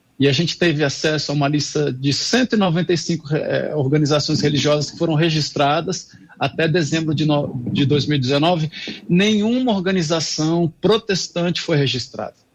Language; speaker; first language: Portuguese; non-native, fluent; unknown